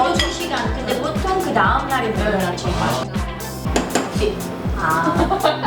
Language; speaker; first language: Korean; non-native, fluent; Italian